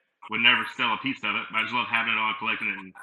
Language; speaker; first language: English; native; English